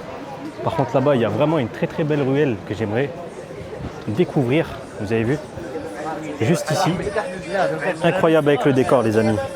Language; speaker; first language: French; native; French